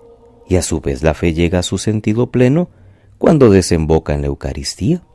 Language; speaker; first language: Spanish; native; Spanish